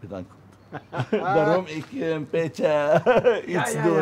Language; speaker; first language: Dutch; non-native, learner; Arabic